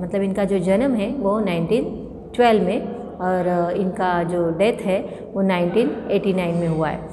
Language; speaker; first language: Hindi; non-native, local second language; Marathi